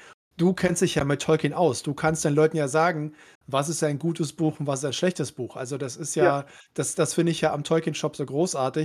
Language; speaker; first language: German; native; German